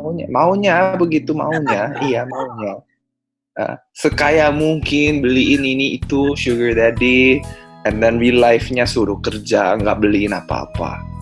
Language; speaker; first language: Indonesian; non-native, fluent; Korean